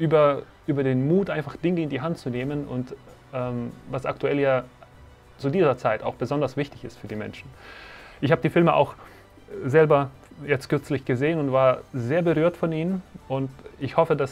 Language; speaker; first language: German; native; German